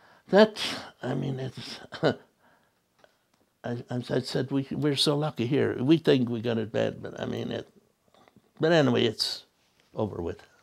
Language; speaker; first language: English; native; English